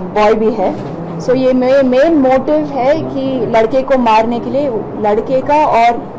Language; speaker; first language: Hindi; non-native, local second language; Telugu